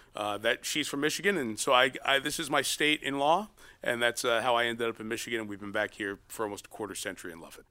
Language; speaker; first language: English; native; English